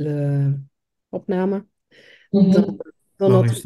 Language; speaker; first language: French; non-native, local second language; Dutch